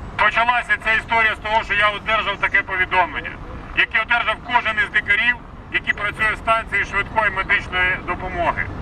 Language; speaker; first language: Ukrainian; native; Ukrainian